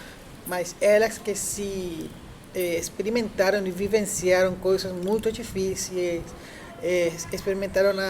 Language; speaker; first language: Portuguese; non-native, fluent; Spanish